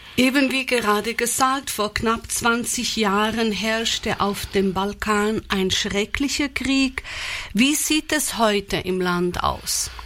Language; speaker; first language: German; native; German